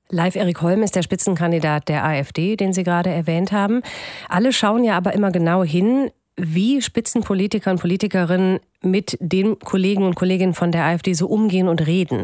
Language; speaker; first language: German; native; German